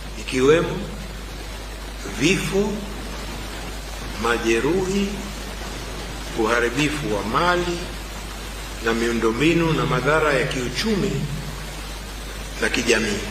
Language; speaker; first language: Swahili; native; Swahili